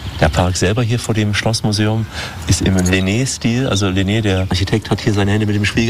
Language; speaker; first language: German; native; German